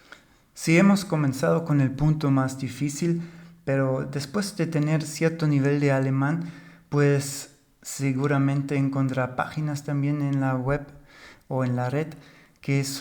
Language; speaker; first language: Spanish; non-native, fluent; German